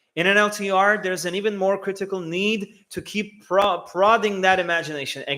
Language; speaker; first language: English; non-native, fluent; Turkish